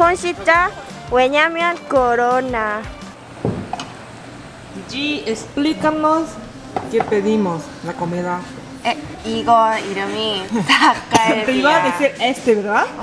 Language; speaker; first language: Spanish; early bilingual, other home language; Korean